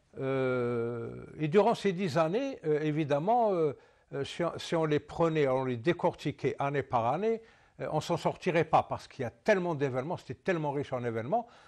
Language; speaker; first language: French; non-native, local second language; Arabic